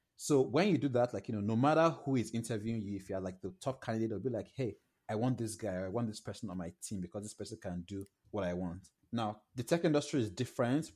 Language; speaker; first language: English; non-native, local second language; Yoruba